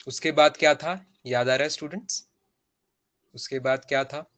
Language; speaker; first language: Hindi; non-native, local second language; Marathi